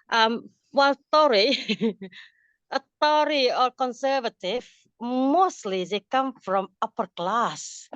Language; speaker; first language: English; non-native, fluent; Indonesian